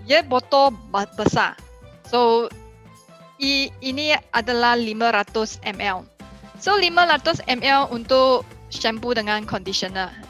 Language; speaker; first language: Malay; non-native, local second language; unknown